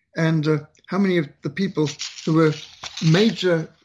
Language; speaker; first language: English; native; English